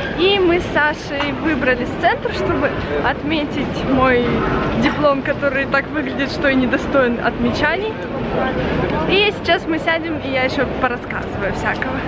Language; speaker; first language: Russian; native; Russian